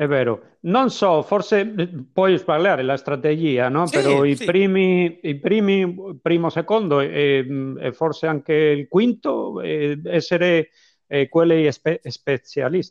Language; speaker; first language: Italian; non-native, fluent; Spanish